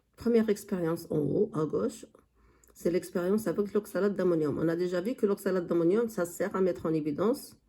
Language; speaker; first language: French; non-native, local second language; Arabic